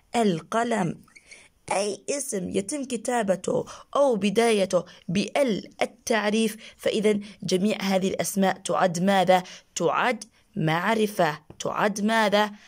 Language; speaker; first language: Arabic; native; Arabic